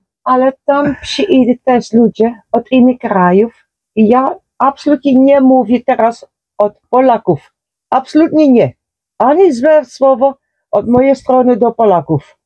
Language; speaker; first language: Polish; non-native, learner; Dutch